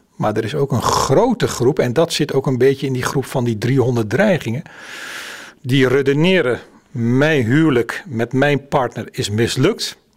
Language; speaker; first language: Dutch; native; Dutch